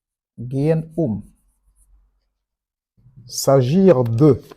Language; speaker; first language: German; non-native, fluent; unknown